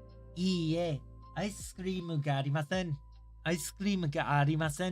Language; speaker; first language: Japanese; non-native, learner; English